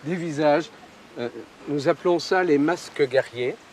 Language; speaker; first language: French; native; French